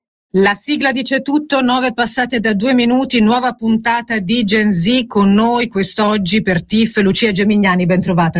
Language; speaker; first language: Italian; native; Italian